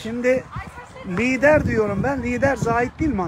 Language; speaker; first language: Turkish; native; Turkish